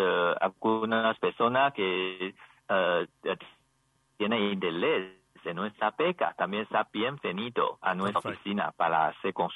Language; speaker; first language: Spanish; non-native, learner; Chinese